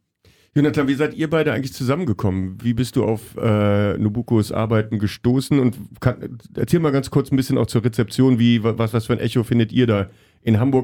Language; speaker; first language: German; native; German